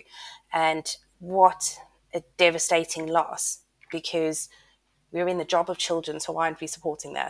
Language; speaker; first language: English; native; English